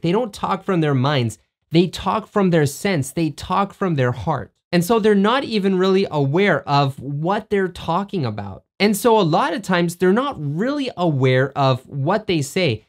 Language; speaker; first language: English; native; English